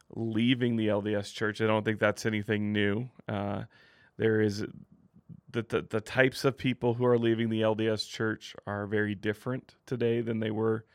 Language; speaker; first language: English; native; English